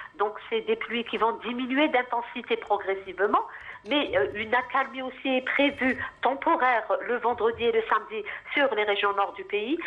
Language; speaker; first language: French; non-native, local second language; Arabic